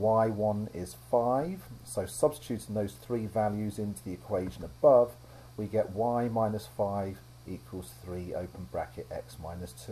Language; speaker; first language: English; native; English